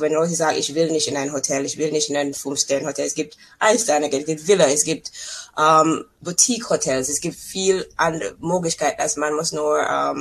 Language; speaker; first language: German; non-native, learner; English